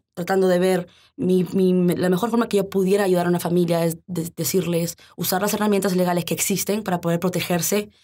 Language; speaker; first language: Spanish; early bilingual, heritage; Spanish